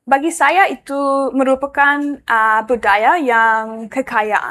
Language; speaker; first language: Indonesian; non-native, learner; English